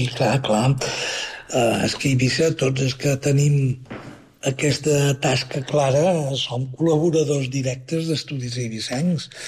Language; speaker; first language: Catalan; native; Catalan